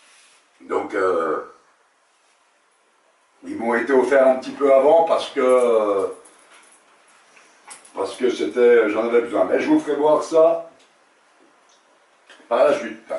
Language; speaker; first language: French; native; French